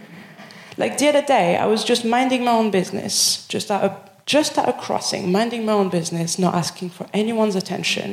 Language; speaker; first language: English; non-native, fluent; French